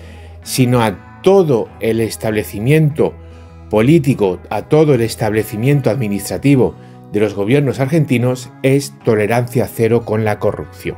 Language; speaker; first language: Spanish; native; Spanish